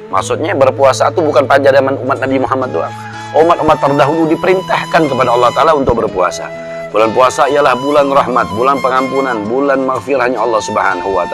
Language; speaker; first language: Indonesian; native; Indonesian